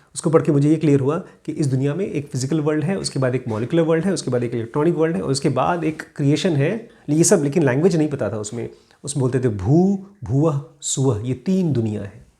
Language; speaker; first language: Hindi; native; Hindi